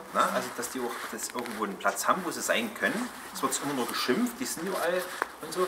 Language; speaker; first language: German; native; German